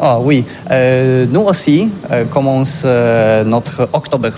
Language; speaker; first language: French; non-native, learner; Polish